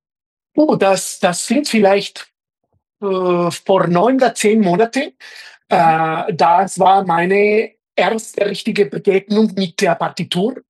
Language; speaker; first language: German; non-native, fluent; Spanish